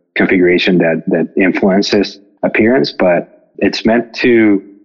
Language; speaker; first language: English; non-native, fluent; Spanish